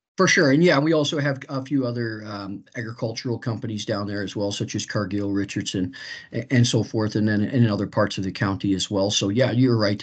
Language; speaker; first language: English; native; English